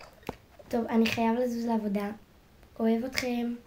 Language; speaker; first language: Hebrew; native; Hebrew